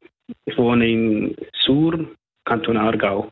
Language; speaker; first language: German; non-native, fluent; Persian